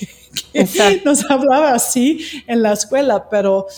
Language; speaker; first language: Spanish; non-native, fluent; English